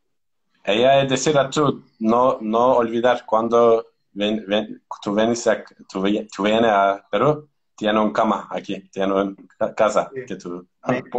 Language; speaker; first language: Spanish; non-native, learner; Turkish